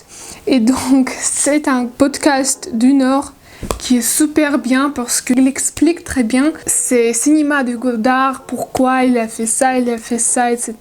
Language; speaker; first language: French; non-native, learner; Russian